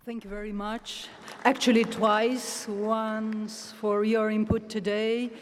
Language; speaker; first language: English; non-native, fluent; Romanian